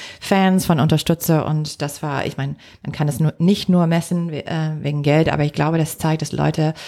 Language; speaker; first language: German; non-native, fluent; English